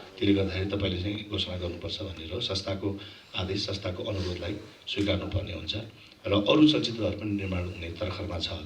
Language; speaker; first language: Nepali; non-native, local second language; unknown